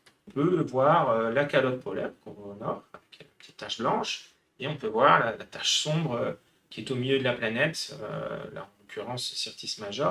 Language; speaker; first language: French; native; French